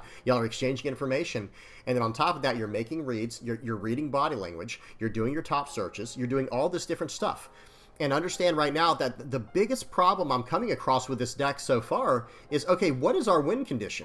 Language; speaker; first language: English; native; English